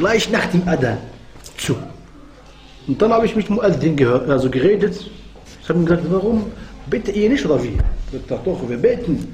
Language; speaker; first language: German; non-native, fluent; Arabic